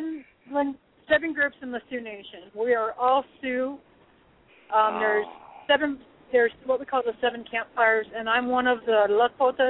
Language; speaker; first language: English; early bilingual, other home language; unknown